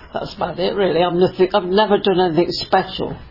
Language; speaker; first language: English; native; English